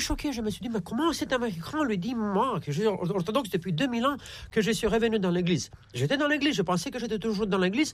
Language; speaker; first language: French; non-native, fluent; Romanian